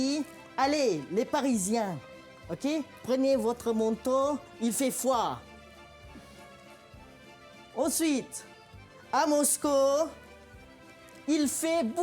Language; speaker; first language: French; non-native, fluent; Malay